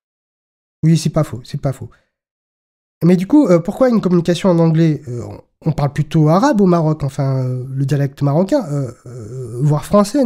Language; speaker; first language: French; native; French